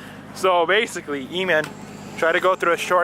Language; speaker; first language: English; native; English